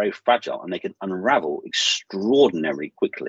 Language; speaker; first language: English; native; English